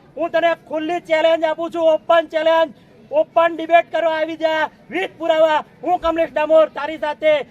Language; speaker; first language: Gujarati; native; Gujarati